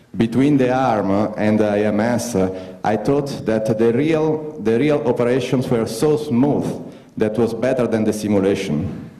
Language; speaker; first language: English; non-native, fluent; Italian